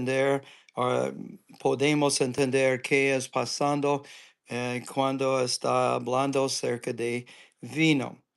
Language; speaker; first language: Spanish; non-native, learner; English